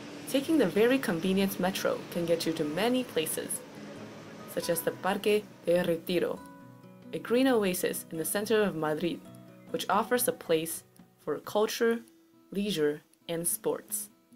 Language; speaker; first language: English; native; English